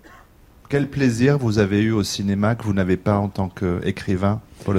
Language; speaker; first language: French; native; French